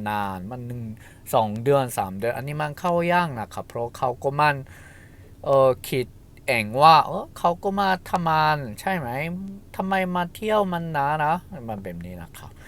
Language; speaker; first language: Thai; non-native, fluent; Korean